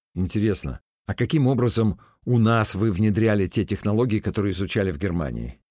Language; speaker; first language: Russian; native; Russian